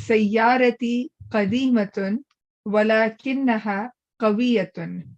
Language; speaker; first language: Arabic; non-native, learner; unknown